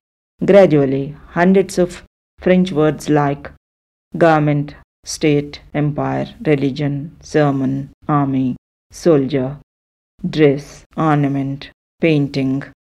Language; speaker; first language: English; non-native, local second language; Telugu